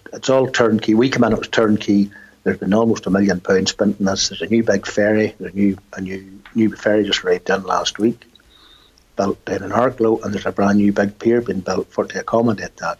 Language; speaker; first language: English; native; English